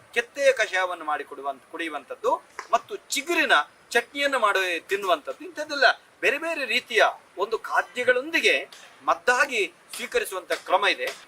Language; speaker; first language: Kannada; non-native, local second language; Tulu